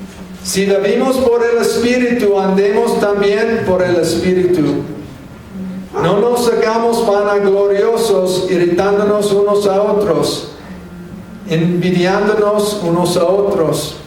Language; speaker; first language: Spanish; non-native, fluent; English